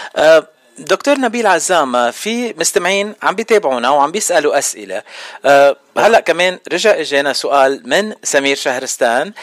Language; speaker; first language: Arabic; native; Arabic